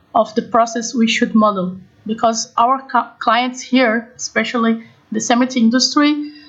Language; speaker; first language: English; non-native, fluent; Portuguese